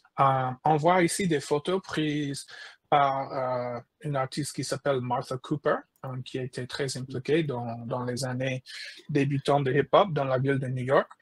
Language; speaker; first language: French; non-native, fluent; English